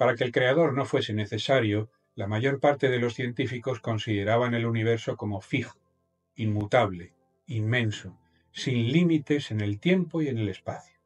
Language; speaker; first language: Spanish; native; Spanish